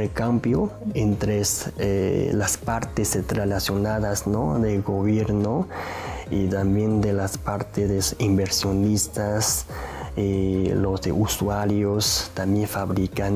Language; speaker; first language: Spanish; non-native, learner; Chinese